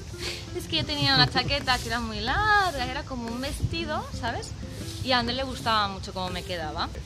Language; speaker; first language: Spanish; native; Spanish